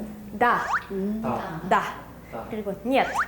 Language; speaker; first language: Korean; non-native, fluent; Russian